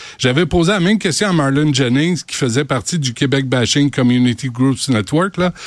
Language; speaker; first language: French; native; French